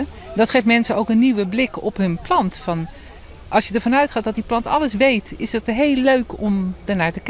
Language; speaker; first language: Dutch; native; Dutch